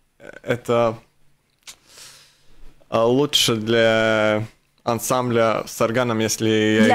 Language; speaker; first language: Russian; non-native, local second language; Latvian